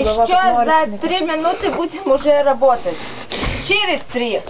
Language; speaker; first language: Russian; non-native, learner; Lithuanian